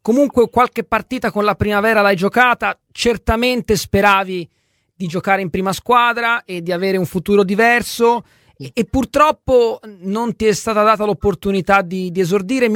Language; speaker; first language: Italian; native; Italian